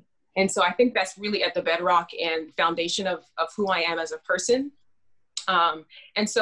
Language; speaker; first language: English; native; English